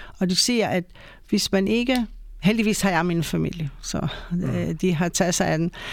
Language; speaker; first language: Danish; non-native, fluent; Hebrew